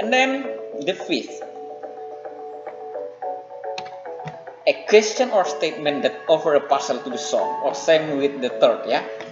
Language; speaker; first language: English; non-native, fluent; Indonesian